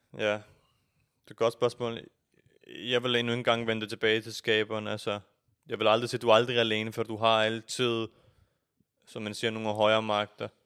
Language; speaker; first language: Danish; early bilingual, other home language; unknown